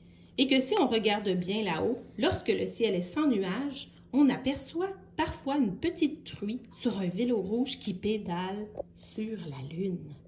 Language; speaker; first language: French; native; French